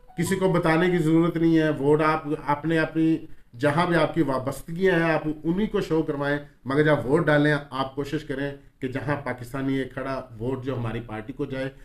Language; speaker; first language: Urdu; non-native, local second language; Punjabi